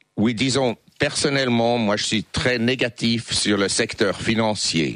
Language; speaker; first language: French; non-native, local second language; Swiss German